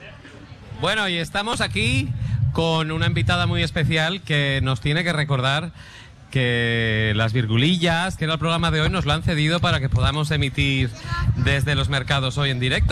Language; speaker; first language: Spanish; native; Spanish